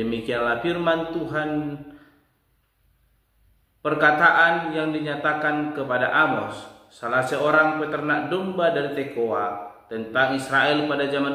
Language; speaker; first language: Indonesian; native; Indonesian